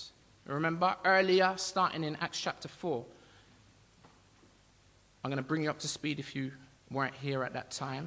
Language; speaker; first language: English; native; English